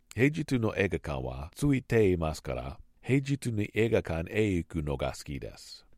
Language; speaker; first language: Japanese; non-native, learner; English